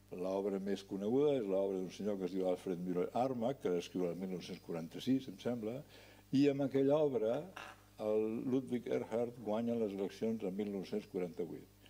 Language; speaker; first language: Catalan; native; Catalan